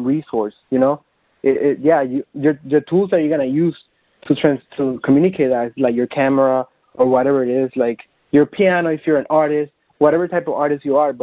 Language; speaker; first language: English; non-native, fluent; Spanish